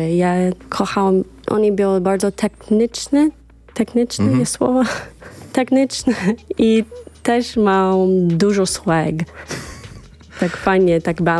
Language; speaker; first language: Polish; early bilingual, heritage; English